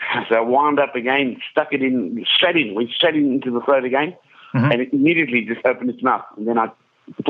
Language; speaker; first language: English; native; English